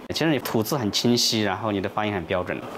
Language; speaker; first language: Chinese; native; Chinese